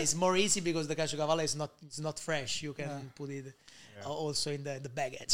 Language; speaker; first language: English; non-native, learner; Italian